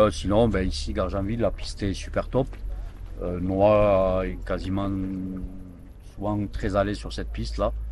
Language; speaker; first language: French; native; French